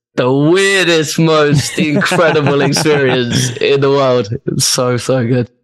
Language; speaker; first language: English; native; English